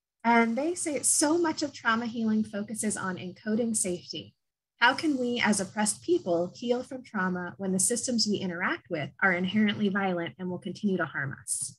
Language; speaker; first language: English; native; English